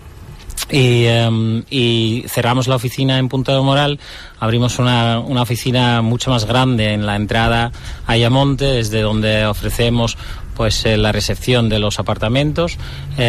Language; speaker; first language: Spanish; non-native, fluent; Dutch